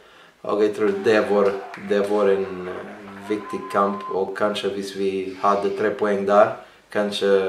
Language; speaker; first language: Norwegian; non-native, learner; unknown